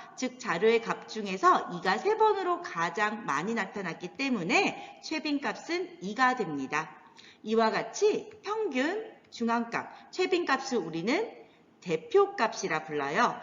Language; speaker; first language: Korean; native; Korean